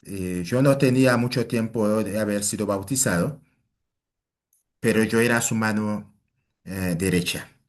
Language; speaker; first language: Spanish; non-native, fluent; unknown